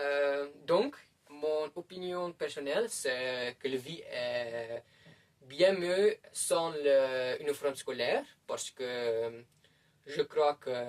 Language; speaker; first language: French; non-native, learner; Dutch